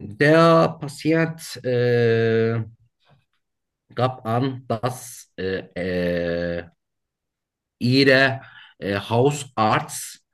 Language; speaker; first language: German; non-native, learner; Turkish